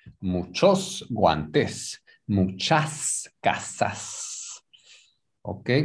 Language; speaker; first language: Spanish; non-native, fluent; English